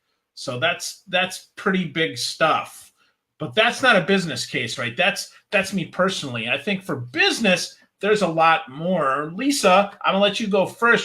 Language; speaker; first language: English; native; English